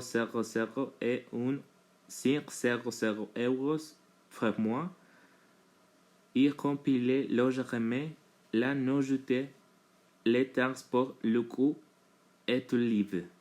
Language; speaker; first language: French; non-native, learner; Spanish